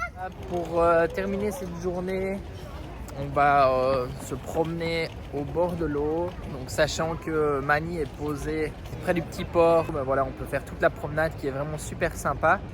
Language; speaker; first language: French; native; French